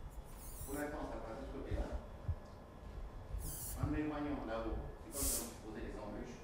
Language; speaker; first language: French; native; French